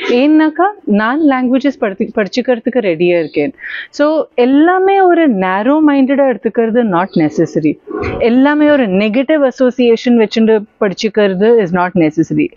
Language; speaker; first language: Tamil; early bilingual, heritage; Tamil